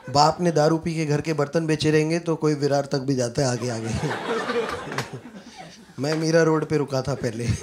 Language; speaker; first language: Hindi; native; Hindi